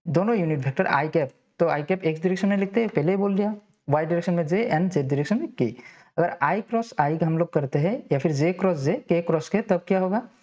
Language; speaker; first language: Hindi; non-native, local second language; Assamese